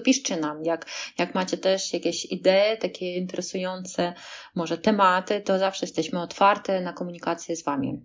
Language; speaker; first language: Polish; non-native, fluent; Russian